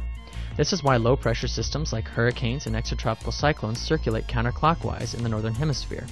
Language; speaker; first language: English; native; English